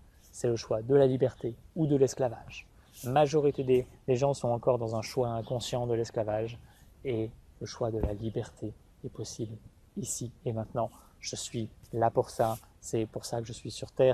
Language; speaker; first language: French; native; French